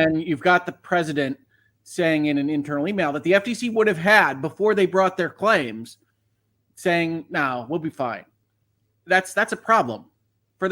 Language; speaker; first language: English; native; English